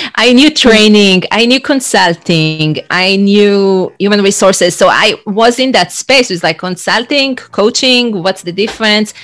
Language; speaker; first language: English; non-native, fluent; Hebrew